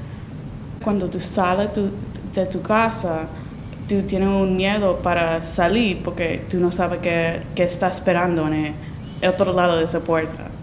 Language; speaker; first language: Spanish; early bilingual, heritage; Spanish